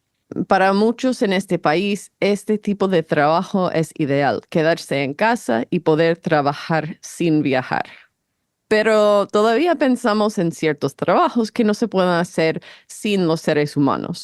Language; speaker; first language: Spanish; non-native, fluent; English